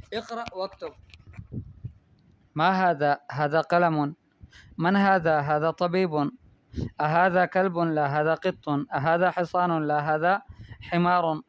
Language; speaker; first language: Arabic; non-native, fluent; Urdu